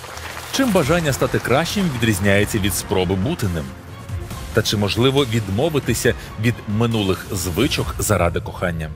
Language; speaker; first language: Ukrainian; native; Ukrainian